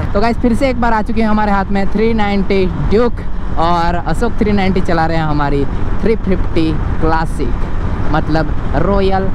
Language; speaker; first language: Hindi; native; Hindi